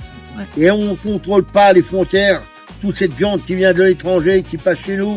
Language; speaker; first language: French; native; French